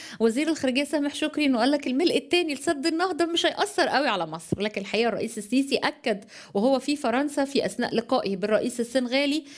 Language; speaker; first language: Arabic; native; Arabic